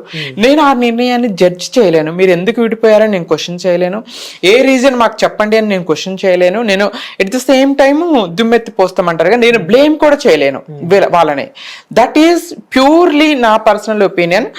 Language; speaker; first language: Telugu; native; Telugu